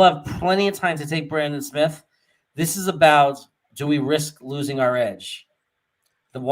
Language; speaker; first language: English; native; English